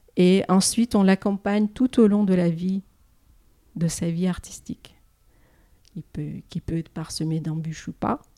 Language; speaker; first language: French; non-native, fluent; Russian